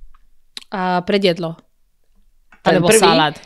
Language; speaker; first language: Slovak; non-native, learner; Spanish